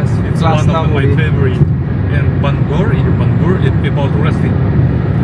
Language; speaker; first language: English; non-native, fluent; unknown